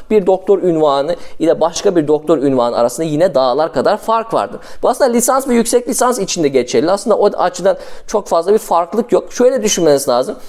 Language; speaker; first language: Turkish; early bilingual, heritage; Turkish